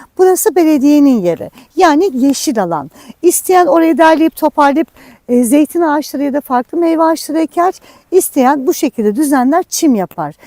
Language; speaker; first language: Turkish; native; Turkish